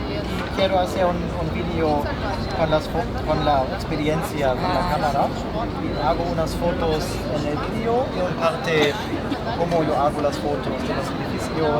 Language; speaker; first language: Spanish; non-native, learner; German